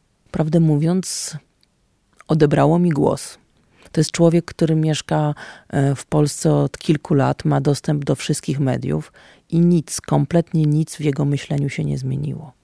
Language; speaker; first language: Polish; native; Polish